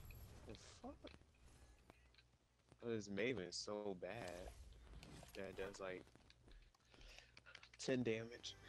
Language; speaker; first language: English; native; English